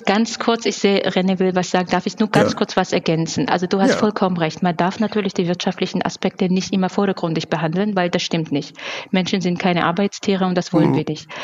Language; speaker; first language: German; non-native, fluent; Georgian